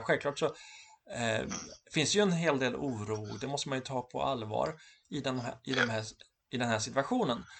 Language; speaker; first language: Swedish; native; Swedish